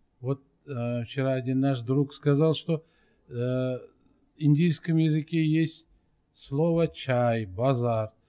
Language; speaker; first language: Russian; non-native, local second language; Uzbek